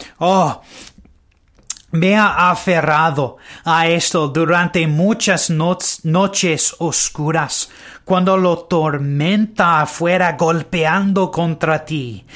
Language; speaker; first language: Spanish; non-native, learner; English